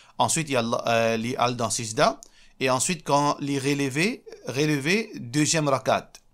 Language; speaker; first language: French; non-native, local second language; Morisyen